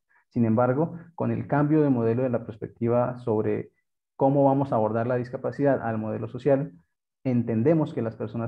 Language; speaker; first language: Spanish; native; Spanish